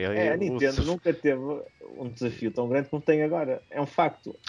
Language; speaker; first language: Portuguese; native; Portuguese